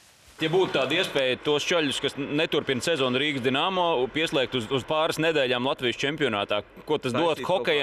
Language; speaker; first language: Latvian; native; Latvian